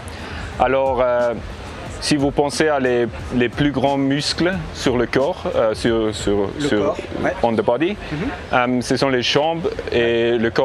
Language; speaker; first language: French; non-native, learner; English